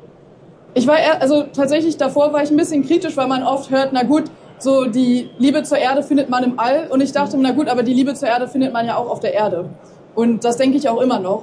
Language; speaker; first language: German; native; German